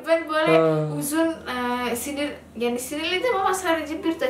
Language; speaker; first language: Turkish; non-native, learner; Indonesian